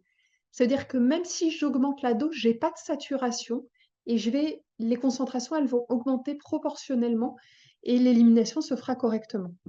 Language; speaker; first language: French; native; French